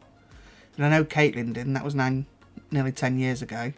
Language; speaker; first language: English; native; English